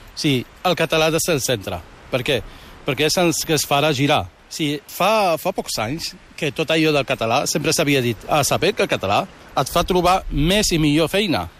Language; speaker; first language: Catalan; early bilingual, other home language; Arabic